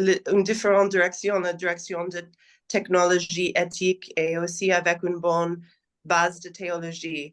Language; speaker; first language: French; non-native, learner; English